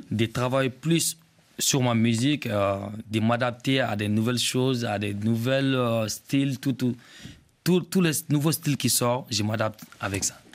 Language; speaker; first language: French; non-native, local second language; Bambara